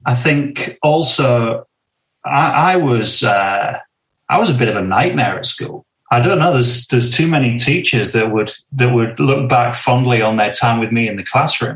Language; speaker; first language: English; native; English